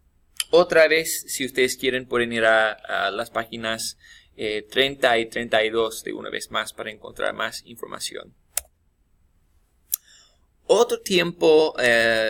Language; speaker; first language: Spanish; non-native, fluent; English